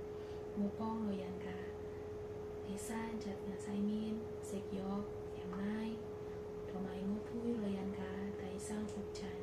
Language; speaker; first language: Cantonese; non-native, learner; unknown